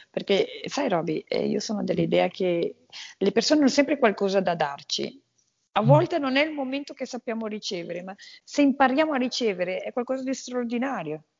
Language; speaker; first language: Italian; non-native, fluent; Portuguese